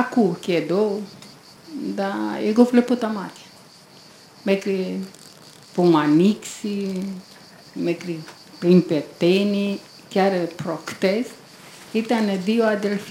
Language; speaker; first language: Greek; non-native, learner; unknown